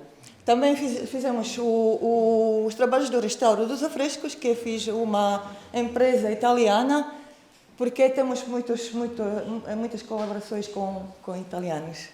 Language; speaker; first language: Portuguese; non-native, fluent; Croatian